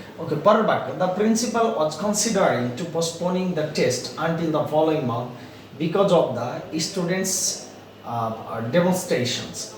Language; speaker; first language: English; non-native, local second language; Bangla